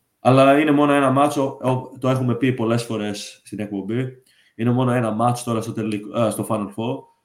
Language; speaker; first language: Greek; early bilingual, heritage; Greek